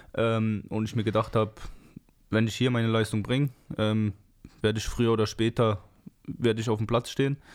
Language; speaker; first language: German; native; German